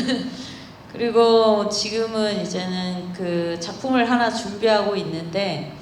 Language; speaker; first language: Korean; native; Korean